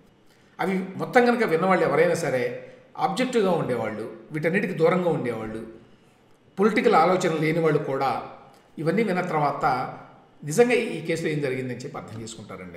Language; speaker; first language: Telugu; native; Telugu